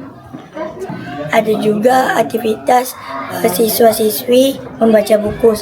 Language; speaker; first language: Indonesian; native; Indonesian